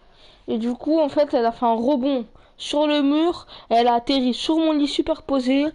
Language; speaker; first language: French; native; French